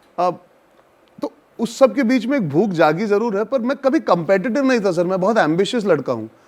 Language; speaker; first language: Hindi; native; Hindi